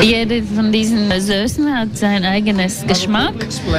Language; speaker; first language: German; non-native, fluent; Latvian